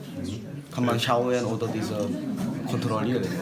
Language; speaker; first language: German; non-native, learner; Korean